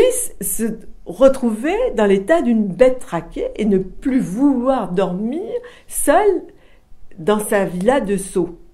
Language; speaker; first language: French; native; French